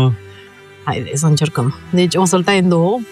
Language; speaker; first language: Romanian; native; Romanian